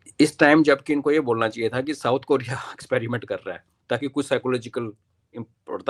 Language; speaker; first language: Hindi; non-native, local second language; Kashmiri